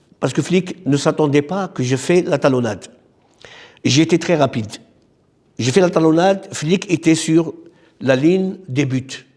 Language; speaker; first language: French; non-native, local second language; Arabic